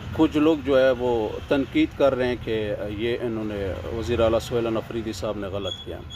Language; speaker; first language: Urdu; non-native, local second language; Pashto